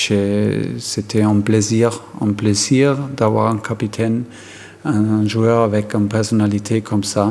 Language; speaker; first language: French; non-native, fluent; German